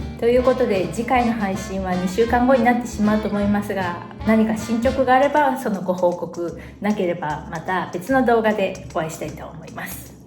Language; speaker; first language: Japanese; native; Japanese